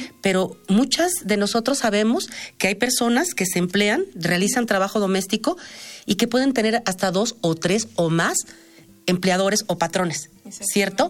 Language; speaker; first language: Spanish; native; Spanish